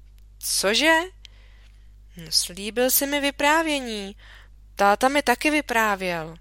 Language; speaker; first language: Czech; native; Czech